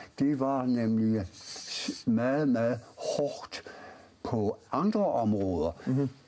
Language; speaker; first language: Danish; early bilingual, other home language; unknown